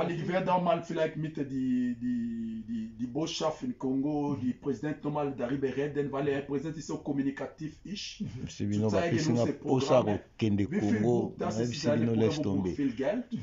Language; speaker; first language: German; non-native, learner; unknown